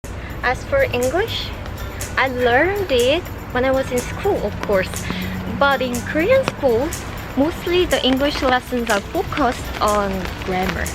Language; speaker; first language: English; non-native, fluent; Korean